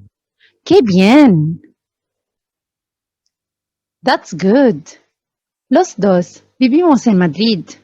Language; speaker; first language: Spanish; non-native, fluent; Arabic